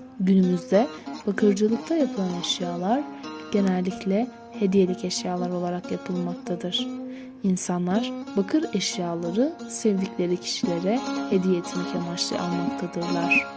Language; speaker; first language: Turkish; native; Turkish